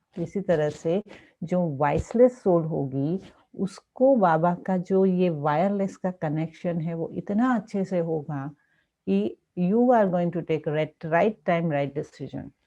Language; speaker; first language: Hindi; non-native, local second language; Gujarati